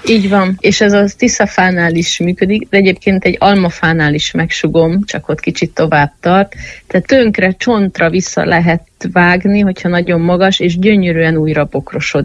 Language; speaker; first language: Hungarian; native; Hungarian